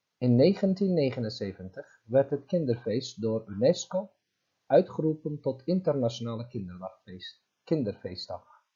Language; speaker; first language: Dutch; non-native, fluent; Turkish